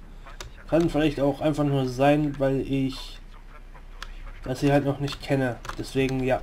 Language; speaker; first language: German; native; German